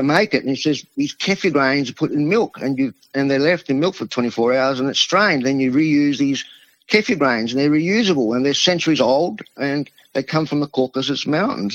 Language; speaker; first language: English; non-native, local second language; Italian